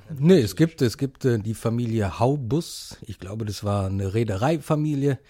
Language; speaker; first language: German; native; German